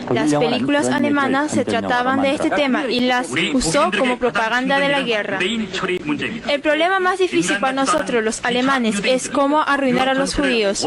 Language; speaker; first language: Spanish; non-native, fluent; Korean